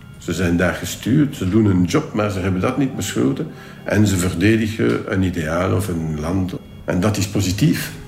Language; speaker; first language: Dutch; non-native, local second language; French